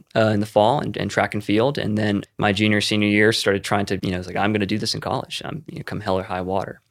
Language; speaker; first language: English; native; English